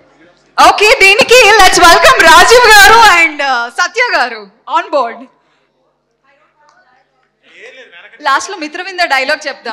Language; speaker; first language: Telugu; native; Telugu